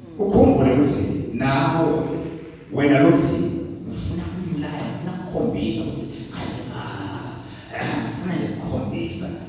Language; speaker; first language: Zulu; non-native, local second language; Swati